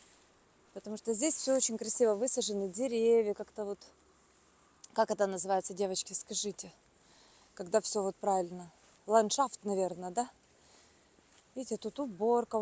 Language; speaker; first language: Russian; native; Russian